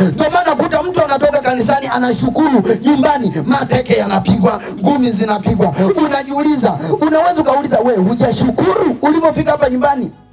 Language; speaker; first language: Swahili; native; Swahili